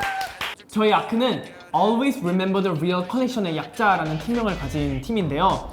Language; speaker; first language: Korean; native; Korean